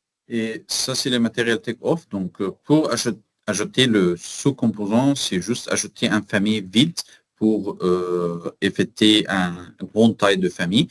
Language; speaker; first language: French; non-native, learner; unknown